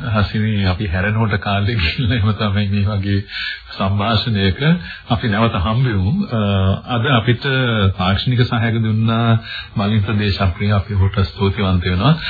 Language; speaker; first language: Sinhala; native; Sinhala